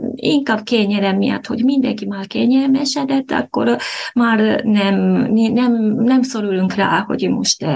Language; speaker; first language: Hungarian; non-native, fluent; Japanese